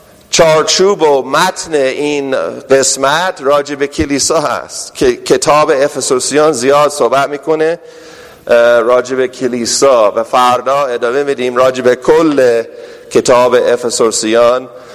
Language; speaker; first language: Persian; non-native, fluent; English